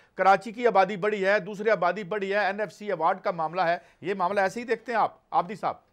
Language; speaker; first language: Urdu; non-native, local second language; Punjabi